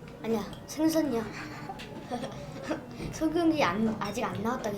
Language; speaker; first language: Korean; early bilingual, other home language; English